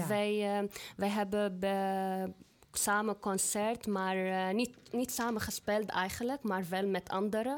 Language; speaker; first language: Dutch; non-native, learner; Arabic